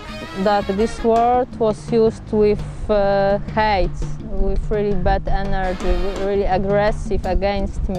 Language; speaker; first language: English; non-native, learner; Polish